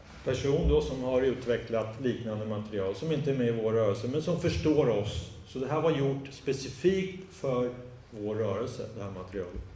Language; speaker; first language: Swedish; native; Swedish